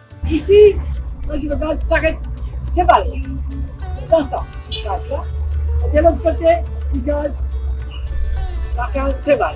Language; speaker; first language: French; non-native, local second language; Morisyen